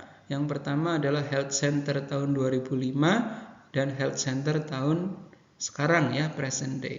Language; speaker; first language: Indonesian; native; Indonesian